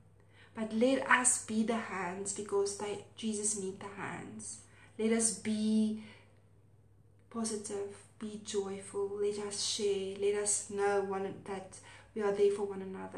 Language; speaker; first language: English; non-native, local second language; Afrikaans